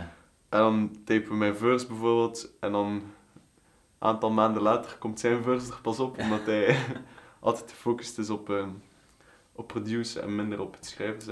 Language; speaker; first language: Dutch; native; Dutch